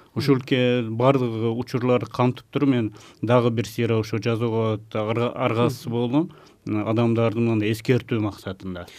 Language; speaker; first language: Kyrgyz; non-native, local second language; Uzbek